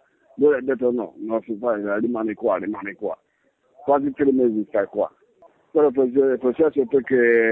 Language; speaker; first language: Italian; non-native, learner; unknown